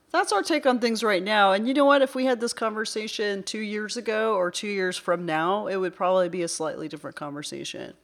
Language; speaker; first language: English; native; English